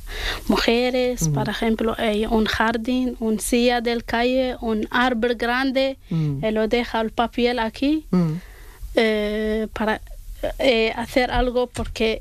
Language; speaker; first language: Spanish; non-native, learner; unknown